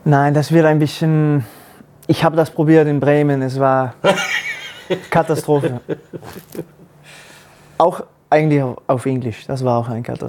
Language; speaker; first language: German; non-native, learner; Danish